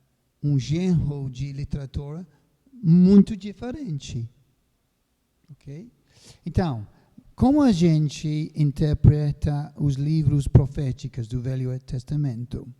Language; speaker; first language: Portuguese; non-native, fluent; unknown